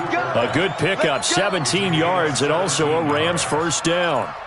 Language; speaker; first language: English; native; English